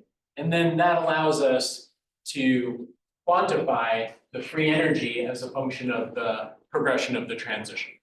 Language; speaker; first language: English; native; English